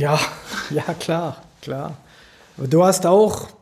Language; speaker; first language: German; non-native, local second language; French